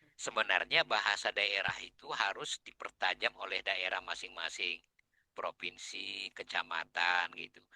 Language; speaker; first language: Indonesian; non-native, local second language; Batak Toba